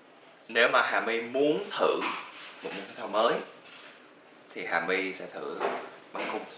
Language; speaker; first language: Vietnamese; early bilingual, heritage; Vietnamese